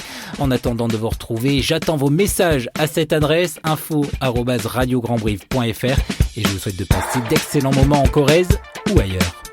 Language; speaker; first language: French; native; French